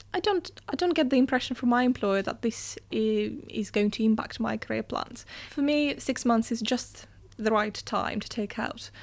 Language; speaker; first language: English; non-native, fluent; Russian